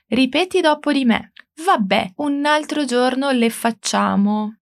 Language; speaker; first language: Italian; non-native, fluent; Portuguese